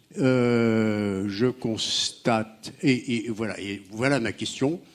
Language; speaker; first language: French; native; French